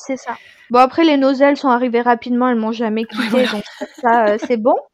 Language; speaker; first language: French; native; French